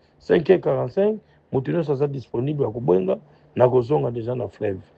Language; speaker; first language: Lingala; non-native, local second language; Kongo